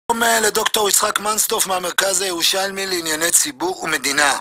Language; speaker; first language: Hebrew; native; Hebrew